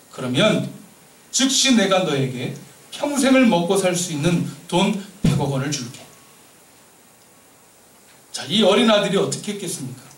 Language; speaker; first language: Korean; native; Korean